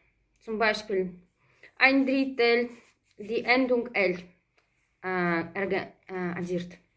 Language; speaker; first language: German; non-native, fluent; Russian